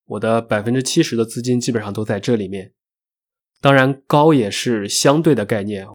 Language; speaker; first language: Chinese; native; Chinese